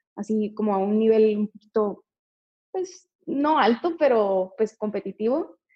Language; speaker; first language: Spanish; native; Spanish